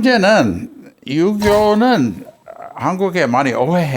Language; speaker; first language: Korean; non-native, fluent; English